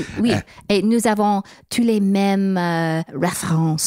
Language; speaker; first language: French; non-native, learner; English